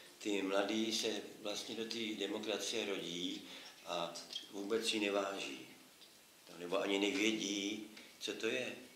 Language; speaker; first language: Czech; native; Czech